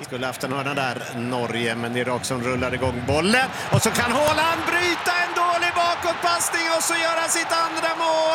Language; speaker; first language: Swedish; native; Swedish